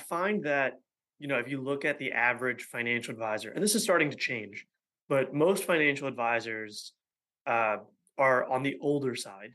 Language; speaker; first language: English; native; English